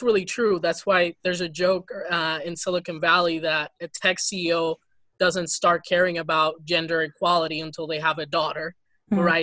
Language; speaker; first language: English; early bilingual, other home language; Spanish